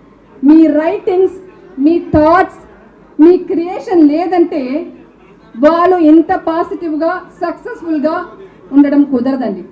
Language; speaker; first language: Telugu; native; Telugu